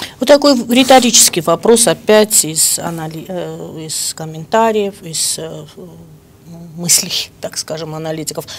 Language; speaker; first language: Russian; non-native, local second language; Armenian